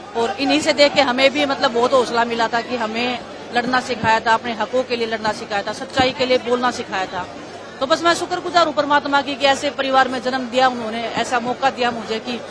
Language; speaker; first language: Hindi; native; Hindi